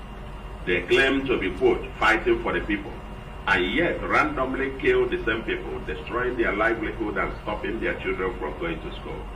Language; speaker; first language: English; non-native, local second language; Igbo